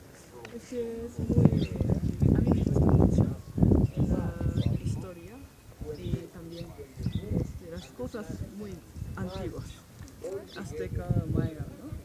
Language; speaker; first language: Spanish; non-native, learner; Japanese